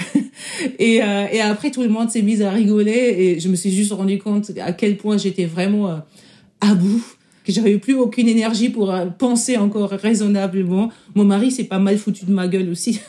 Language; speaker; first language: French; non-native, fluent; German